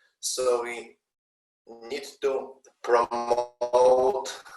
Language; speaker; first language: English; non-native, learner; Polish